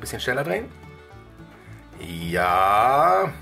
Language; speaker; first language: German; native; German